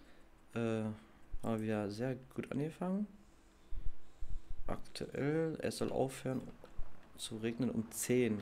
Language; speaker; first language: German; native; German